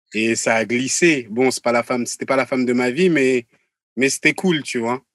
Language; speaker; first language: French; native; French